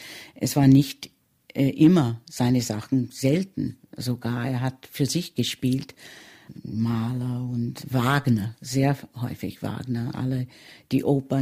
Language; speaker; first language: German; early bilingual, heritage; German